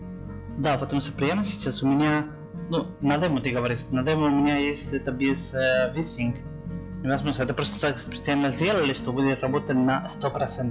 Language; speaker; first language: Russian; non-native, learner; Spanish